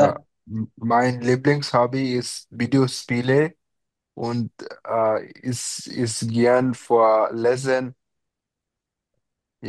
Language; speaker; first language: German; non-native, learner; Bangla